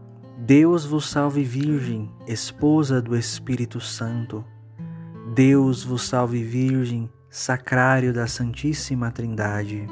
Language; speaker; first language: Portuguese; native; Portuguese